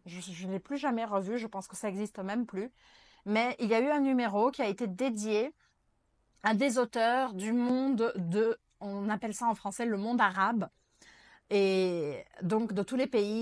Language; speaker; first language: French; non-native, fluent; Portuguese